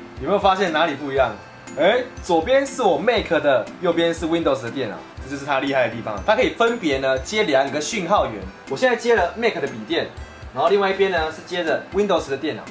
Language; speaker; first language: Chinese; native; Chinese